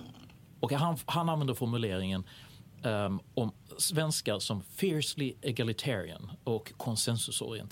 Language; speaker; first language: Swedish; native; Swedish